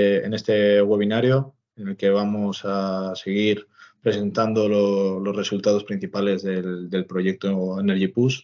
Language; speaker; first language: Spanish; native; Spanish